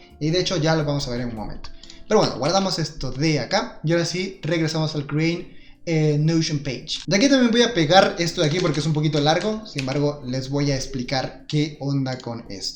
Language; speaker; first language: Spanish; native; Spanish